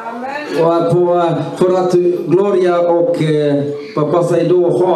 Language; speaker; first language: Swedish; non-native, fluent; Swahili